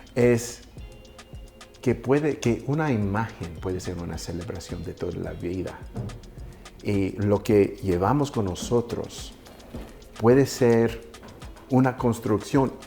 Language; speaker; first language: Spanish; early bilingual, heritage; Spanish